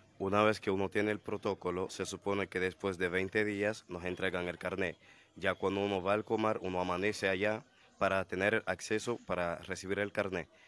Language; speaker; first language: Spanish; non-native, fluent; Haitian Creole